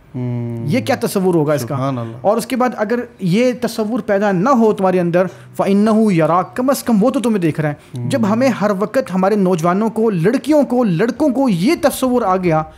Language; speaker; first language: Urdu; native; Urdu